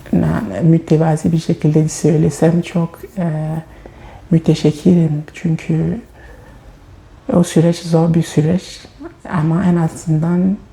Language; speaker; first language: Turkish; non-native, fluent; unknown